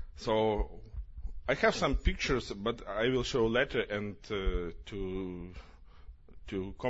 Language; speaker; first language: English; non-native, learner; Ukrainian